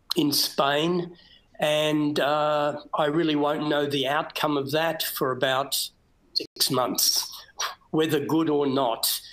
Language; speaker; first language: English; native; English